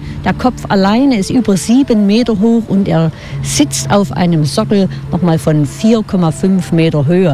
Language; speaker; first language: German; native; German